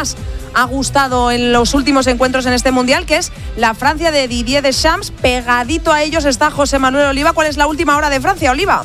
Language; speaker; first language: Spanish; native; Spanish